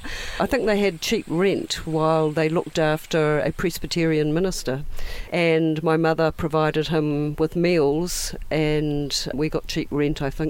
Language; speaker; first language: English; native; English